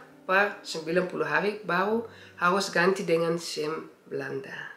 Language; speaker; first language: Indonesian; early bilingual, heritage; Indonesian